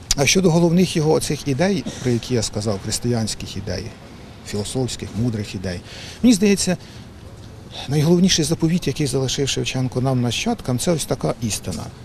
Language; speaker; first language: Ukrainian; native; Ukrainian